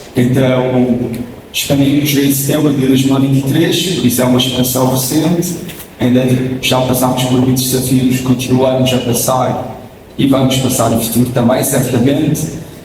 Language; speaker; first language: Portuguese; native; Portuguese